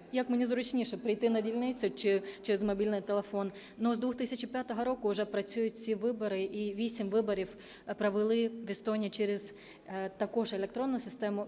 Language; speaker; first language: Ukrainian; non-native, learner; Estonian